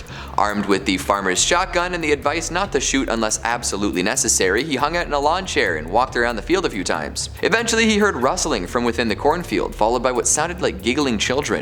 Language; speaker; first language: English; native; English